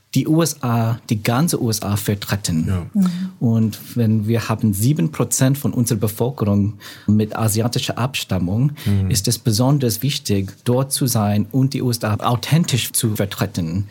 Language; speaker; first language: German; non-native, learner; English